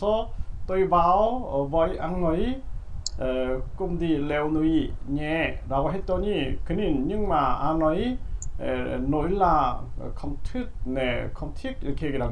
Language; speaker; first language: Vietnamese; non-native, learner; Korean